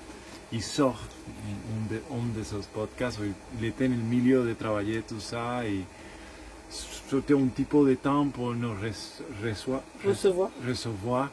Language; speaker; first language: French; non-native, learner; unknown